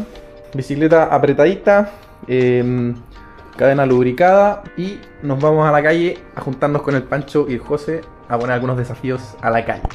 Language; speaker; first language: Spanish; native; Spanish